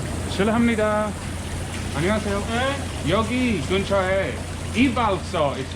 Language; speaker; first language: Korean; non-native, learner; English